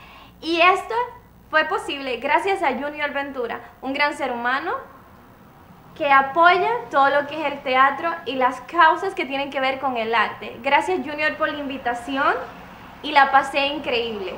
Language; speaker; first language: Spanish; native; Spanish